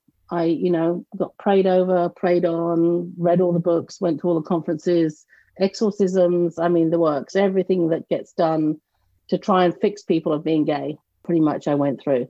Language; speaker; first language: English; native; English